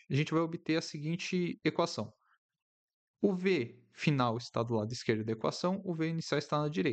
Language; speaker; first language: Portuguese; native; Portuguese